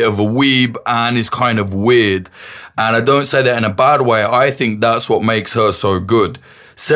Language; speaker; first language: English; native; English